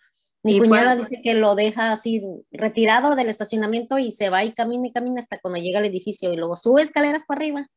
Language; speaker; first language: Spanish; native; Spanish